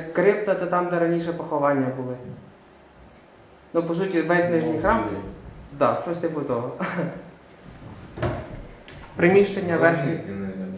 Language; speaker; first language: Ukrainian; native; Ukrainian